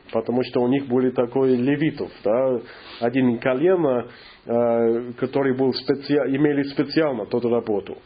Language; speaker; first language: Russian; non-native, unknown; English